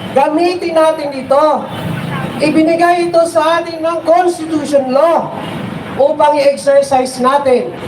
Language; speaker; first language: Filipino; native; Filipino